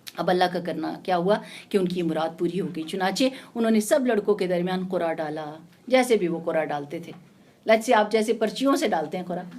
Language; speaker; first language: Urdu; native; Urdu